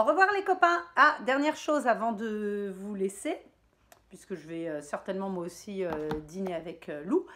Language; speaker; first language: French; native; French